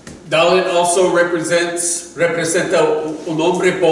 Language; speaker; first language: Spanish; non-native, learner; English